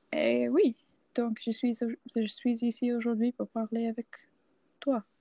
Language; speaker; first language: French; non-native, learner; English